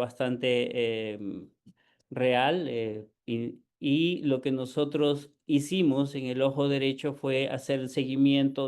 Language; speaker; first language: Spanish; native; Spanish